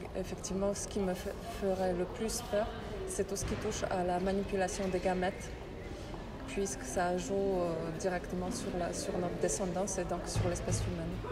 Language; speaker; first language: French; non-native, fluent; Polish